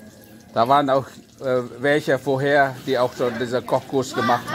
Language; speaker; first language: German; non-native, fluent; Indonesian